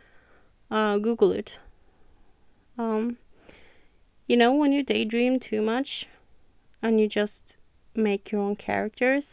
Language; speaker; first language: English; non-native, fluent; Norwegian